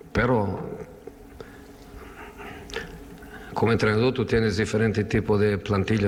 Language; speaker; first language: Spanish; non-native, fluent; Italian